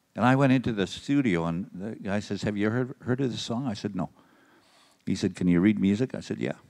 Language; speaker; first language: English; native; English